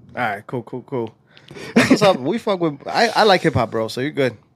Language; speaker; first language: English; native; English